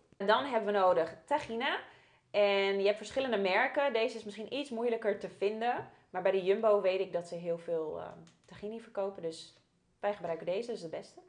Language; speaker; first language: Dutch; early bilingual, other home language; Portuguese